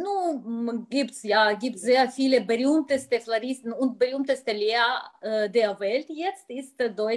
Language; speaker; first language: German; non-native, learner; Russian